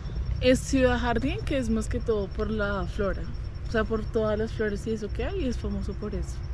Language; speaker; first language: Spanish; native; Spanish